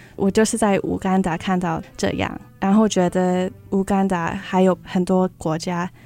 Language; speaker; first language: Chinese; early bilingual, heritage; Chinese